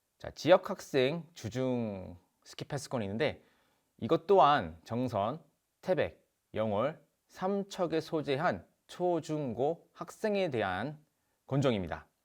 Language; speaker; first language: Korean; native; Korean